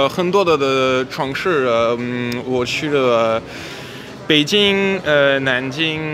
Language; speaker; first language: Chinese; non-native, learner; French